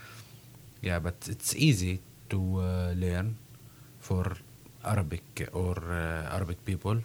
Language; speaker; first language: English; non-native, learner; Arabic